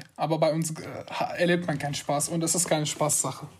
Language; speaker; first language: German; non-native, fluent; Arabic